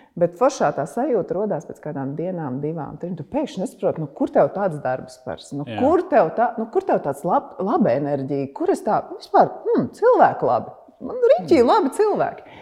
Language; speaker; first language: Latvian; native; Latvian